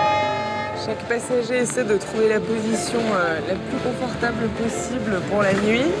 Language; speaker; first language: French; native; French